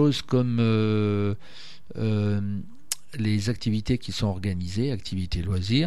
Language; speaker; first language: French; native; French